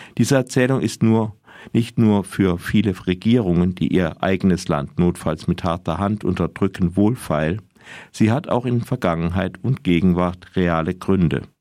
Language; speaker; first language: German; native; German